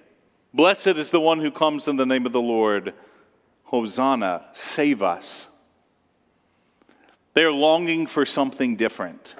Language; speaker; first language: English; native; English